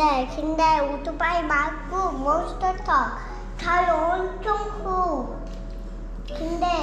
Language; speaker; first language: Korean; early bilingual, heritage; Korean